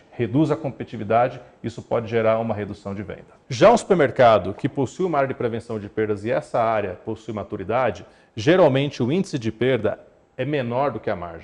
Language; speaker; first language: Portuguese; native; Portuguese